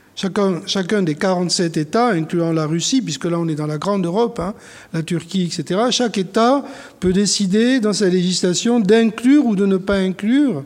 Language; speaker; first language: French; native; French